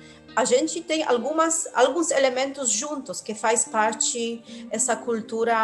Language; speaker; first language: Portuguese; non-native, fluent; Polish